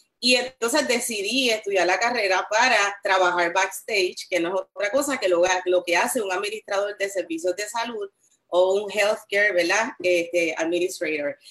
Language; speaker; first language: Spanish; native; Spanish